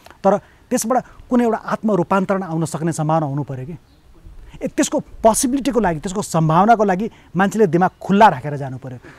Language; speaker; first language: Nepali; native; Nepali